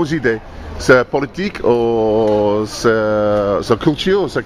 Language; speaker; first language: French; non-native, learner; English